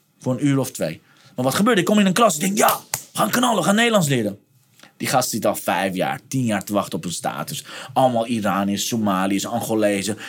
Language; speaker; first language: Dutch; non-native, fluent; Persian